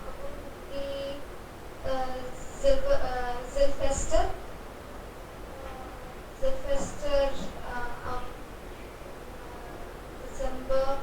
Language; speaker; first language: German; non-native, learner; Hindi